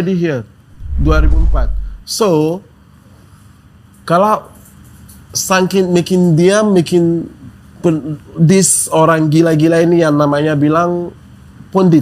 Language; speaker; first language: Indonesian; non-native, fluent; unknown